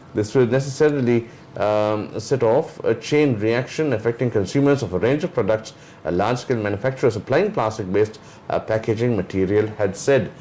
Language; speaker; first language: English; non-native, local second language; Sinhala